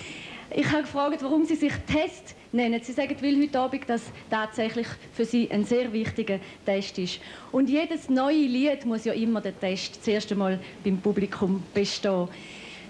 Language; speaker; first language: German; native; German